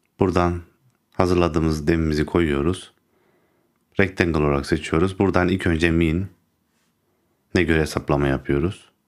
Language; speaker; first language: Turkish; native; Turkish